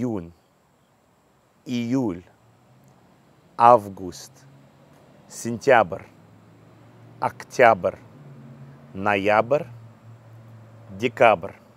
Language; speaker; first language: Russian; non-native, fluent; English